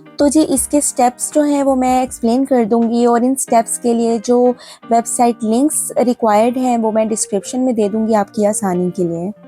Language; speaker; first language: Urdu; native; Urdu